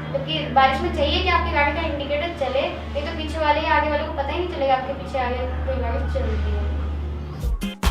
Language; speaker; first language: Hindi; native; Hindi